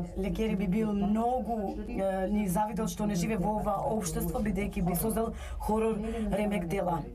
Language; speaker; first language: Macedonian; non-native, local second language; Albanian